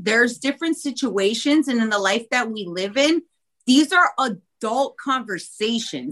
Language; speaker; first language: English; early bilingual, other home language; Spanish